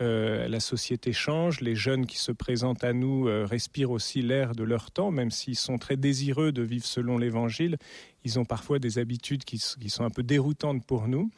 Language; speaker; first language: French; native; French